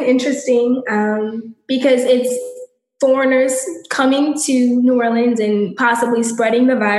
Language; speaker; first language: English; native; English